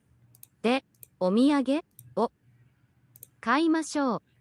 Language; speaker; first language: Japanese; non-native, learner; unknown